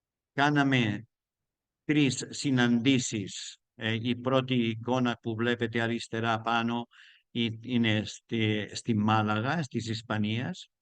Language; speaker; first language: Greek; non-native, learner; Spanish